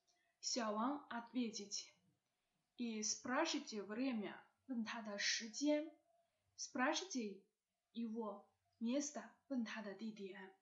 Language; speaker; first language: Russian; non-native, learner; Chinese